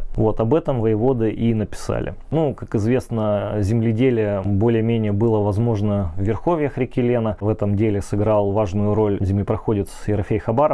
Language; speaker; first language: Russian; native; Russian